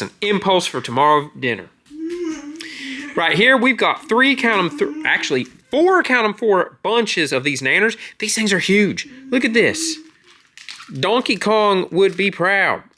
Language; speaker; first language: English; native; English